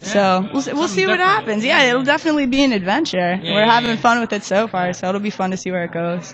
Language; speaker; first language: English; native; English